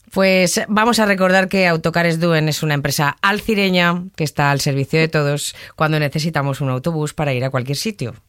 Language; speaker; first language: Spanish; native; Spanish